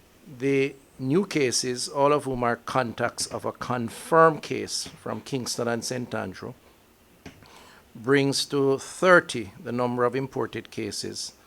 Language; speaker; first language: English; native; English